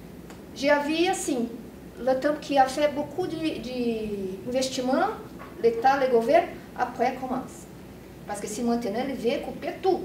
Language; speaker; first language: French; non-native, learner; Portuguese